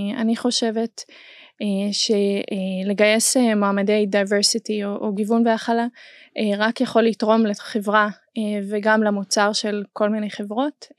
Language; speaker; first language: Hebrew; non-native, fluent; German